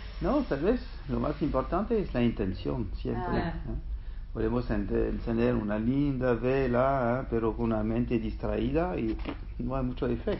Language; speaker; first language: Spanish; non-native, fluent; French